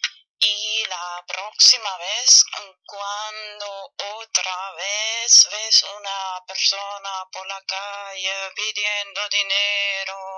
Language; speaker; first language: Spanish; non-native, fluent; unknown